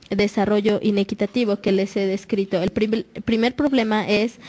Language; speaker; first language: Spanish; non-native, fluent; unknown